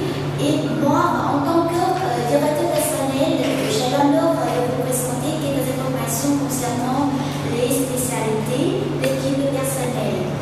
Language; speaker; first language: French; non-native, fluent; Vietnamese